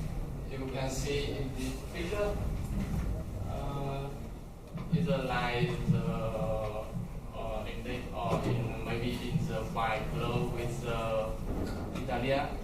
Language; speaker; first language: English; non-native, learner; Vietnamese